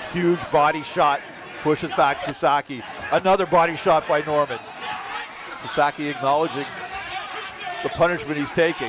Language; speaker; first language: English; native; English